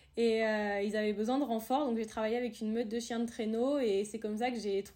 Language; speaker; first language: French; native; French